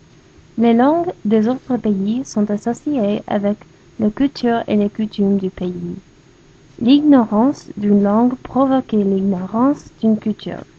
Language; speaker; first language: French; non-native, learner; English